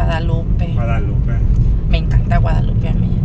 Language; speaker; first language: Spanish; native; Spanish